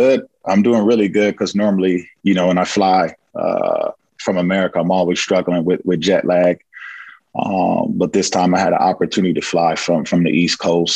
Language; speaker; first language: English; native; English